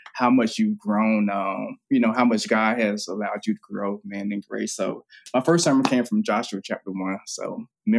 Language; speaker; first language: English; native; English